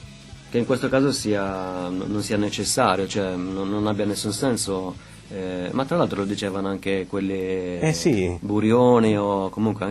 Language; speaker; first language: Italian; native; Italian